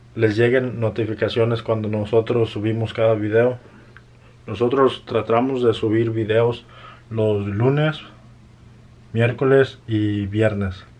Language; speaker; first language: Spanish; early bilingual, heritage; Spanish